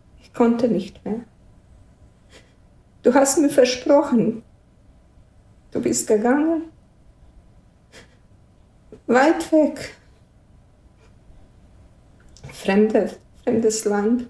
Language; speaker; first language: German; non-native, fluent; Bosnian